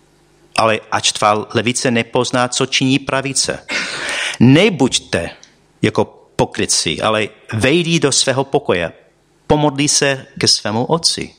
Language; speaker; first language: Czech; non-native, fluent; English